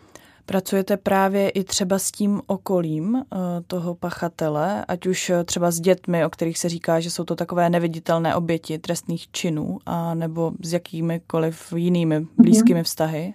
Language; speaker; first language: Czech; native; Czech